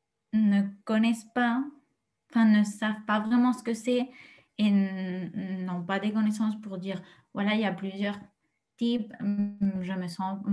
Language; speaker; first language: French; non-native, fluent; Spanish